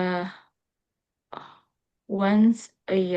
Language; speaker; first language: English; non-native, local second language; Indonesian